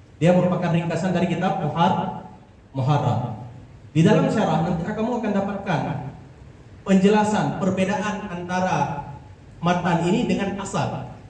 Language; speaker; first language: Indonesian; non-native, local second language; Achinese